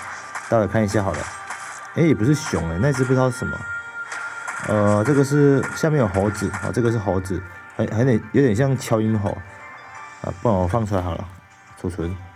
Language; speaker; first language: Chinese; native; Chinese